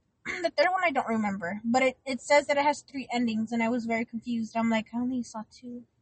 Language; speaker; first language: English; early bilingual, other home language; Spanish